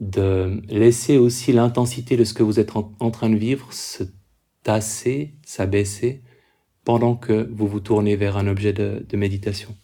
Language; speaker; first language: French; native; French